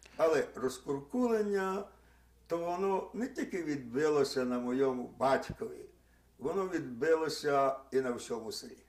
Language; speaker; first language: Ukrainian; native; Ukrainian